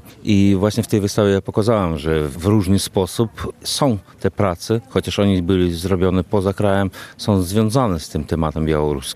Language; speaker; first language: Polish; non-native, fluent; Belarusian